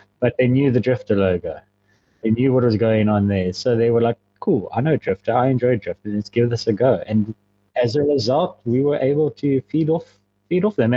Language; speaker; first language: English; native; English